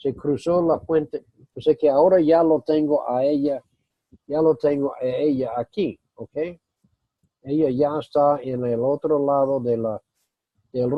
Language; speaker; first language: Spanish; non-native, fluent; English